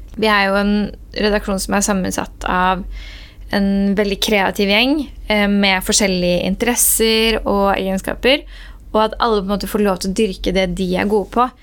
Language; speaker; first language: Norwegian; early bilingual, other home language; Persian